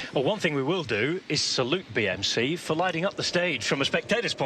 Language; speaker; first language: English; native; English